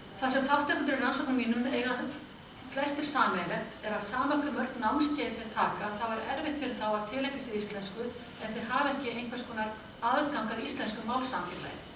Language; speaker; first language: Icelandic; native; Icelandic